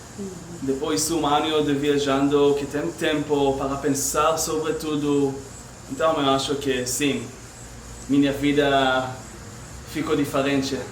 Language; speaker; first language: Portuguese; non-native, learner; Hebrew